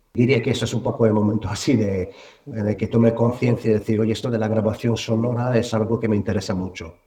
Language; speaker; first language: Spanish; non-native, fluent; Bulgarian